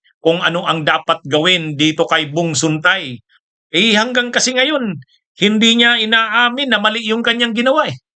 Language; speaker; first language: Filipino; native; Filipino